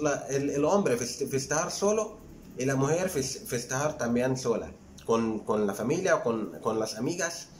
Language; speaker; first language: Spanish; non-native, fluent; Arabic